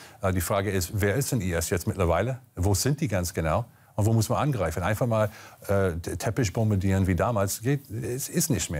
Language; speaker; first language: German; non-native, fluent; English